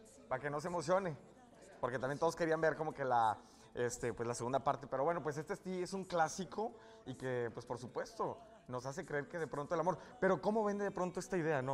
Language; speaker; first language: Spanish; native; Spanish